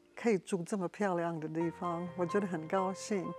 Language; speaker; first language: Chinese; non-native, fluent; English